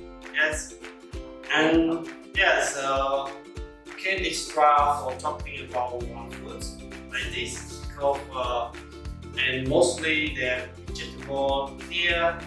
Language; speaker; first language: English; non-native, learner; Khmer